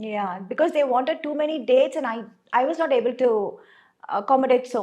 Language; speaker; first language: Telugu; non-native, local second language; Tamil